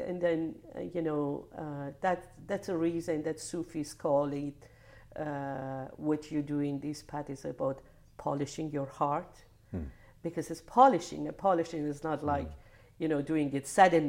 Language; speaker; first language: English; non-native, fluent; Persian